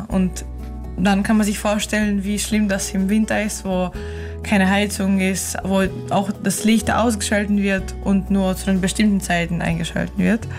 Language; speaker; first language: German; early bilingual, other home language; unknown